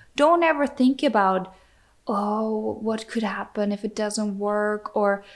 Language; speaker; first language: English; non-native, fluent; German